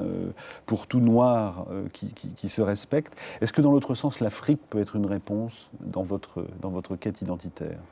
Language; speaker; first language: French; native; French